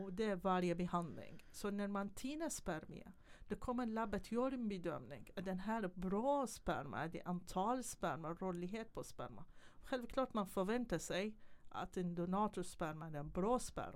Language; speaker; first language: Swedish; non-native, fluent; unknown